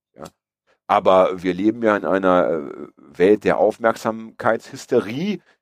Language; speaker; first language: German; early bilingual, other home language; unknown